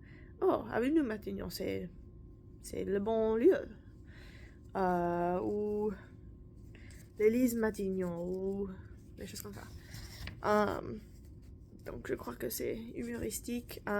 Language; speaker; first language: French; non-native, learner; English